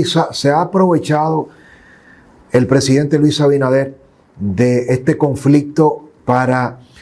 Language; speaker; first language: Spanish; native; Spanish